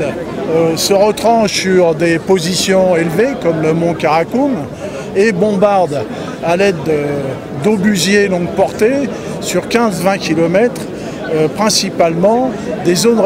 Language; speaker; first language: French; native; French